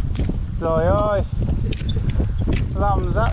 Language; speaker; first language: Vietnamese; non-native, learner; English